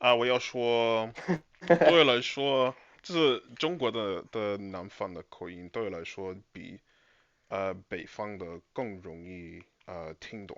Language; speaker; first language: Chinese; non-native, fluent; English